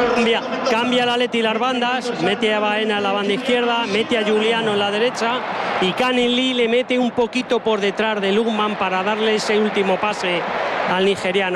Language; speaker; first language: Spanish; native; Spanish